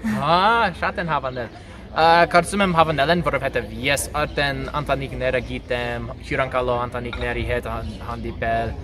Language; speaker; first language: Armenian; non-native, learner; English